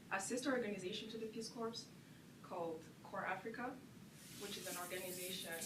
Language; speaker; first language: English; non-native, local second language; Kinyarwanda